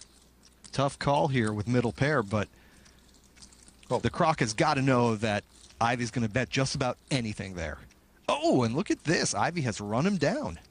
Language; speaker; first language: English; native; English